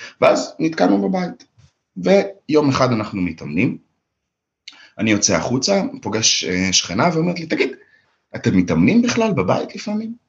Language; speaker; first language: Hebrew; early bilingual, other home language; Russian